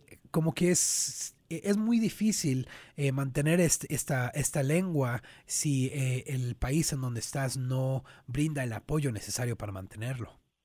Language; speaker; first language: Spanish; native; Spanish